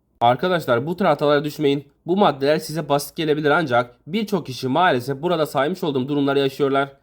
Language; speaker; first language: Turkish; native; Turkish